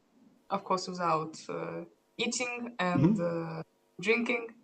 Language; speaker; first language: English; non-native, learner; Russian